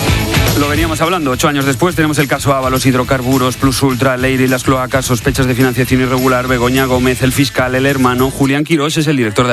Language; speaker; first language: Spanish; native; Spanish